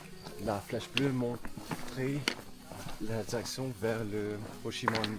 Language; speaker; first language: French; non-native, fluent; English